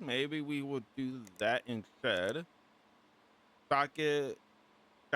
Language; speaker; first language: English; native; English